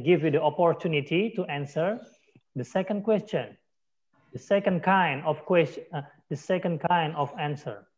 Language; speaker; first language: English; non-native, learner; Indonesian